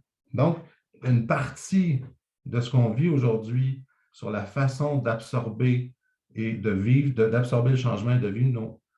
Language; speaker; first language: French; native; French